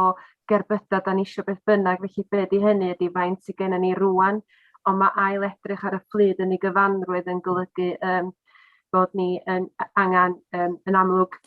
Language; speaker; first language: Welsh; native; Welsh